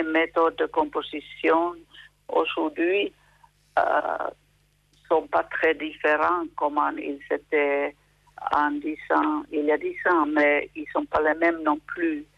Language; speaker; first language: French; non-native, fluent; Finnish